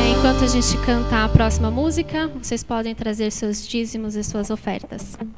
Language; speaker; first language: Portuguese; native; Portuguese